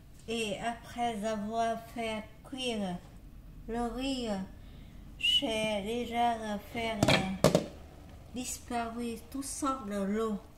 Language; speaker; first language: French; non-native, learner; Vietnamese